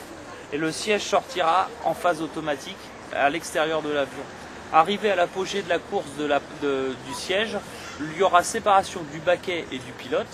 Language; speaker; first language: French; native; French